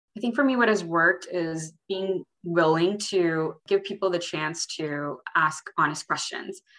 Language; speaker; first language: English; early bilingual, other home language; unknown